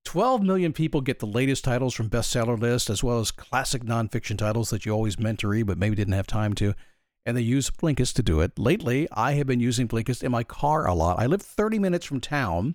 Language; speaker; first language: English; native; English